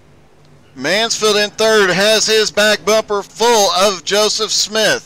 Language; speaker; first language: English; native; English